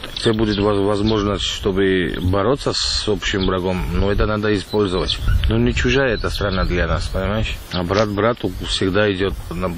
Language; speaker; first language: Ukrainian; non-native, learner; Georgian